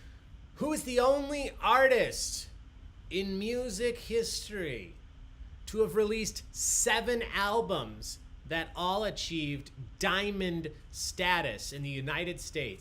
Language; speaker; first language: English; native; English